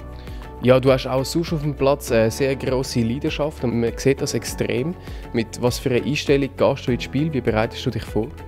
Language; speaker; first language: German; native; German